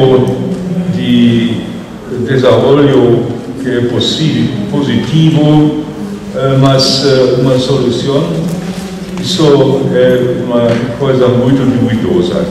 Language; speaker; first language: Portuguese; non-native, fluent; German